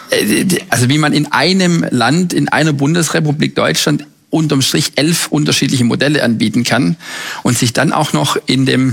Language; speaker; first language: German; native; German